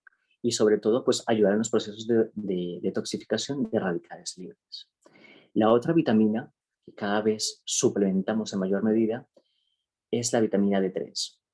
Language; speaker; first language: Spanish; native; Spanish